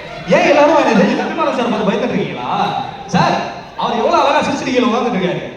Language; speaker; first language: Tamil; native; Tamil